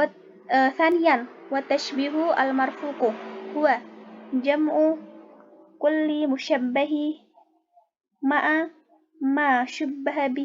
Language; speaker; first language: Arabic; non-native, learner; Indonesian